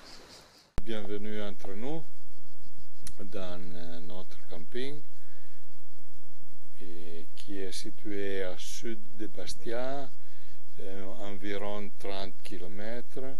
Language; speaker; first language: French; non-native, learner; Italian